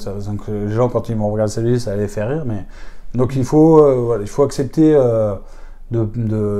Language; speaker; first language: French; native; French